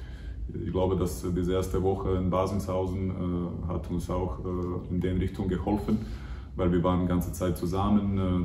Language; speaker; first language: German; non-native, fluent; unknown